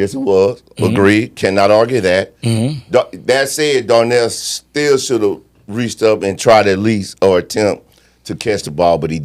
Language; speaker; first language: English; native; English